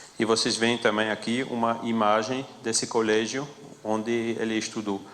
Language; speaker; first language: Portuguese; non-native, fluent; French